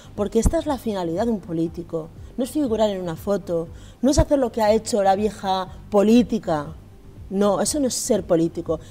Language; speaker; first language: Spanish; native; Spanish